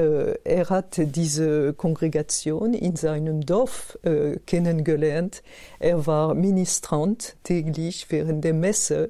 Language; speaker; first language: German; non-native, fluent; French